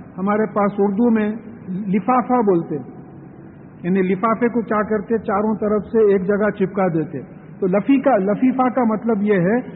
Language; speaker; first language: Urdu; native; Urdu